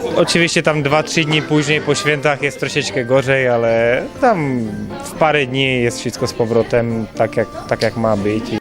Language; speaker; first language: Polish; non-native, learner; Czech